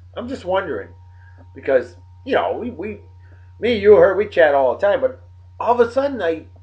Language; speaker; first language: English; native; English